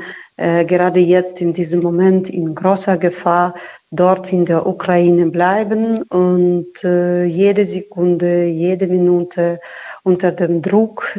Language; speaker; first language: German; non-native, fluent; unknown